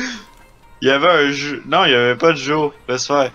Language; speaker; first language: French; native; French